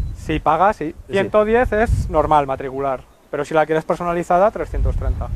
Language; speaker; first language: Spanish; native; Spanish